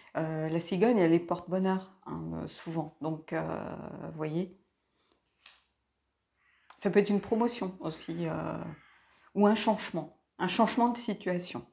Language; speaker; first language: French; native; French